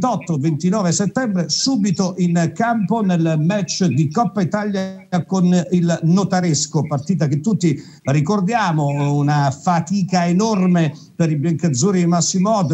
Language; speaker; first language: Italian; native; Italian